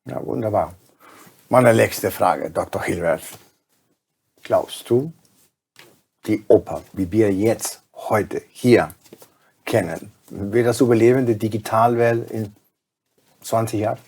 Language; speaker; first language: German; non-native, fluent; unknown